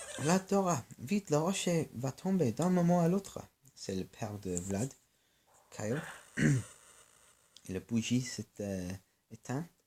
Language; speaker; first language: French; non-native, learner; English